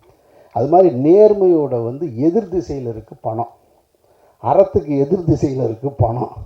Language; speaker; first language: Tamil; native; Tamil